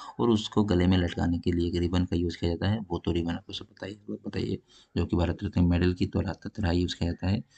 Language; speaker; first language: Hindi; non-native, local second language; Bangla